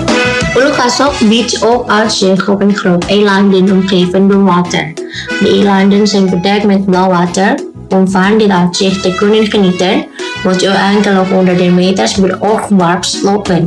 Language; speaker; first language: Dutch; non-native, fluent; Indonesian